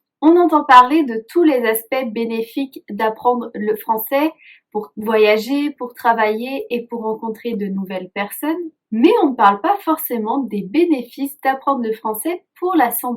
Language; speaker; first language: French; native; French